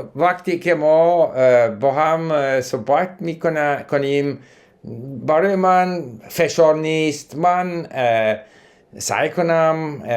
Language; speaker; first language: Persian; non-native, learner; English